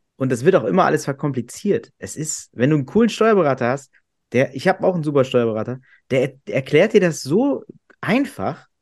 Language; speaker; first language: German; native; German